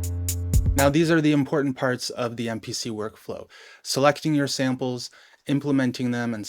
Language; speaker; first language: English; native; English